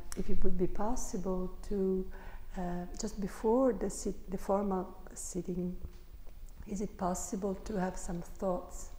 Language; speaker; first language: English; non-native, fluent; Italian